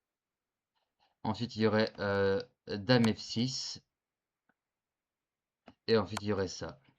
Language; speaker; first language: French; native; French